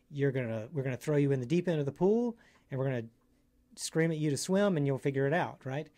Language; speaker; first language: English; native; English